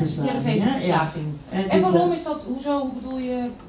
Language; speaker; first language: Dutch; native; Dutch